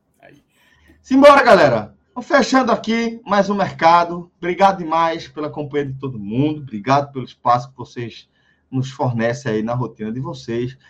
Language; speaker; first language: Portuguese; native; Portuguese